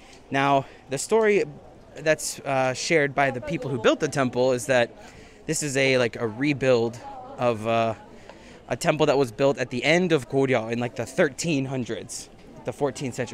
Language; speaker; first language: English; native; English